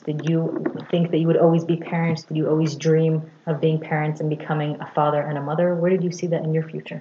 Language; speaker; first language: English; early bilingual, other home language; Hebrew